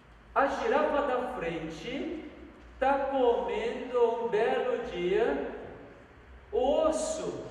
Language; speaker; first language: Portuguese; non-native, fluent; Korean